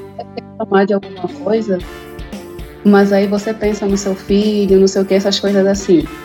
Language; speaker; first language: Portuguese; native; Portuguese